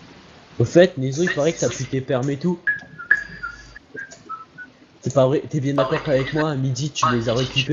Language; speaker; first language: French; native; French